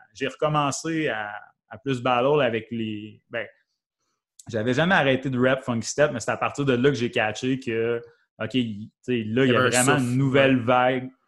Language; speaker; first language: French; native; French